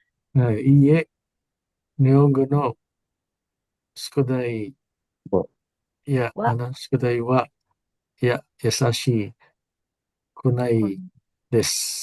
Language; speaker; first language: Japanese; non-native, learner; Filipino